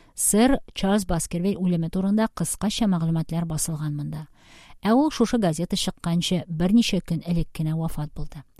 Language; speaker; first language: Tatar; native; Tatar